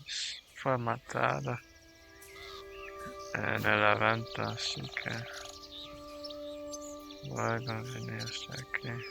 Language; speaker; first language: Spanish; non-native, learner; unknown